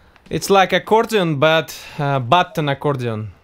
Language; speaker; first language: English; non-native, learner; Tatar